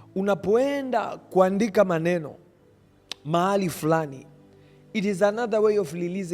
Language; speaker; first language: English; non-native, local second language; Swahili